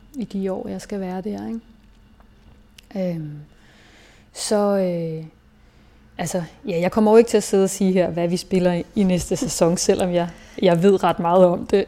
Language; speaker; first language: Danish; native; Danish